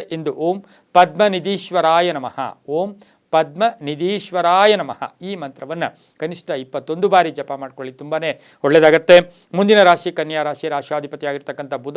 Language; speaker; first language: Kannada; native; Kannada